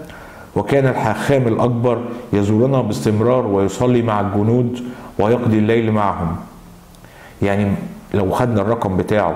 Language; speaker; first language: Arabic; native; Arabic